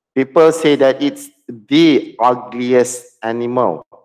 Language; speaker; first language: English; non-native, local second language; Malay